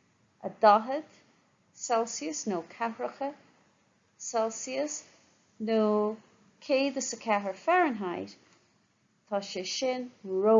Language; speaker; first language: Irish; non-native, local second language; English